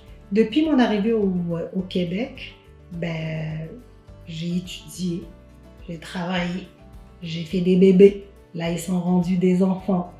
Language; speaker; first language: French; non-native, local second language; Arabic